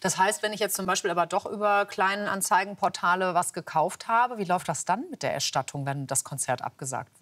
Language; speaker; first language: German; native; German